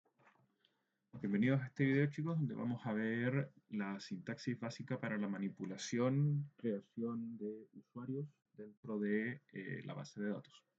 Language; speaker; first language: Spanish; native; Spanish